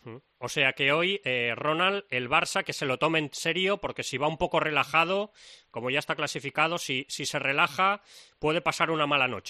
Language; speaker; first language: Spanish; native; Spanish